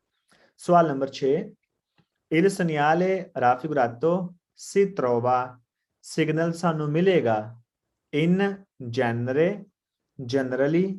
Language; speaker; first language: Italian; non-native, learner; Punjabi